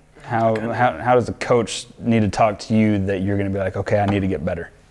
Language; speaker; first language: English; native; English